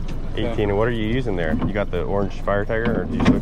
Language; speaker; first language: English; native; English